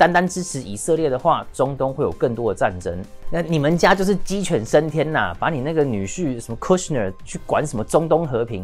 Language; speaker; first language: Chinese; native; Chinese